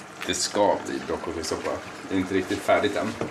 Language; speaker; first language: Swedish; native; Swedish